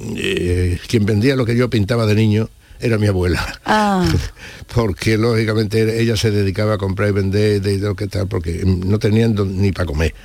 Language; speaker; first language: Spanish; native; Spanish